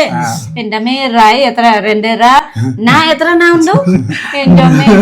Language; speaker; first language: Malayalam; non-native, fluent; Nepali